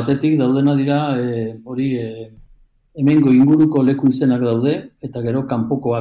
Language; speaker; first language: Basque; native; Basque